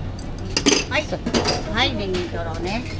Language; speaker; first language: Japanese; native; Japanese